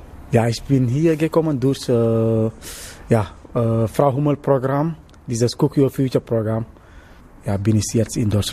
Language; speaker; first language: German; non-native, learner; Wolof